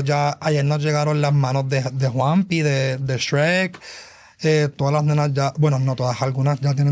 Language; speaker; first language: Spanish; native; Spanish